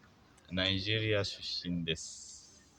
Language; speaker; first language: Japanese; non-native, learner; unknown